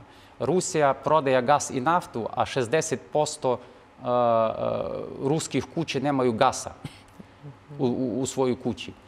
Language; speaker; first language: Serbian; non-native, fluent; Ukrainian